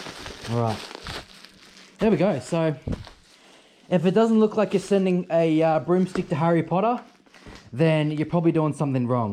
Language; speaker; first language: English; native; English